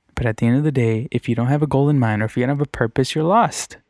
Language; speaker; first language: English; native; English